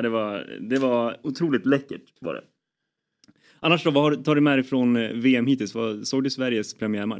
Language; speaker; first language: Swedish; native; Swedish